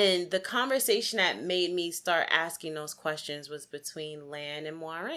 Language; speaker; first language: English; native; English